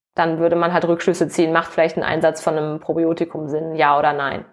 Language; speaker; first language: German; native; German